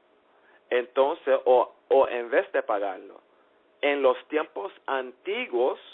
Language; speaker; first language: Spanish; early bilingual, heritage; English